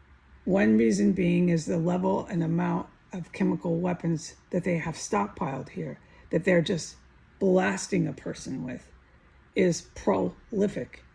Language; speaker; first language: English; native; English